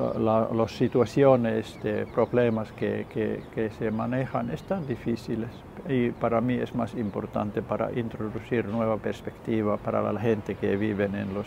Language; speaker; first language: Spanish; non-native, learner; Finnish